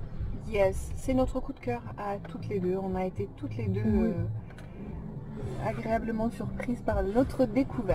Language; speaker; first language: French; native; French